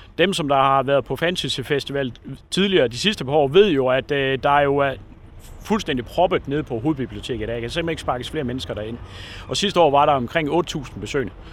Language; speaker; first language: Danish; native; Danish